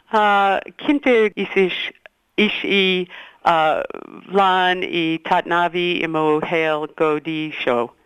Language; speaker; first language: Irish; non-native, learner; English